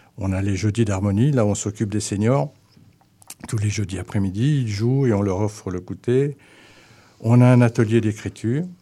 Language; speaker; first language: French; native; French